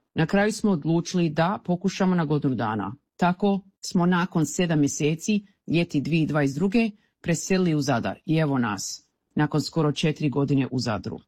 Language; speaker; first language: Croatian; early bilingual, heritage; Croatian